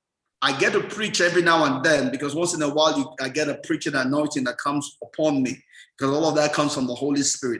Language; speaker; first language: English; non-native, local second language; Yoruba